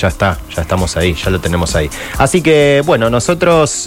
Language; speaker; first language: Spanish; native; Spanish